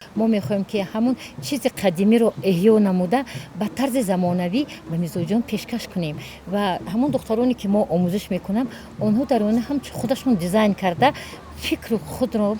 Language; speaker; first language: Tajik; non-native, local second language; Shughni